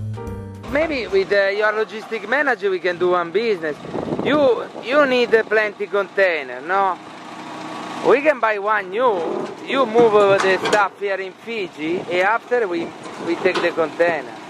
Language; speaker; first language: English; non-native, learner; Italian